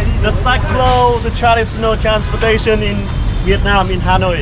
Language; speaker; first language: English; non-native, fluent; Vietnamese